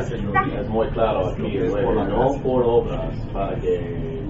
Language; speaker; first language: Spanish; non-native, learner; English